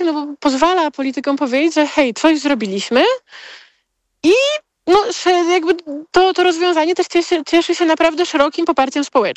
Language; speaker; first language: Polish; native; Polish